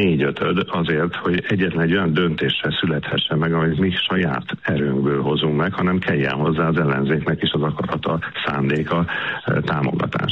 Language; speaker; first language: Hungarian; native; Hungarian